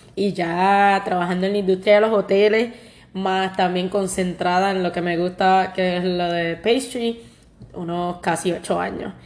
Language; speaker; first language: Spanish; native; Spanish